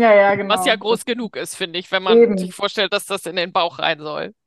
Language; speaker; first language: German; native; German